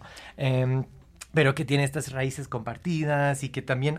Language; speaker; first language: Spanish; early bilingual, heritage; Spanish